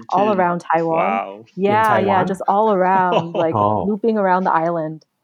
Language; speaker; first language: English; native; English